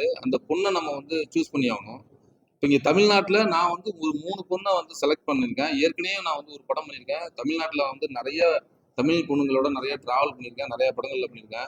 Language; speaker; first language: Tamil; native; Tamil